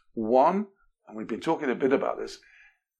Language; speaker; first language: English; native; English